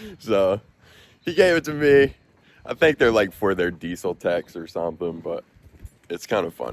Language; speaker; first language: English; native; English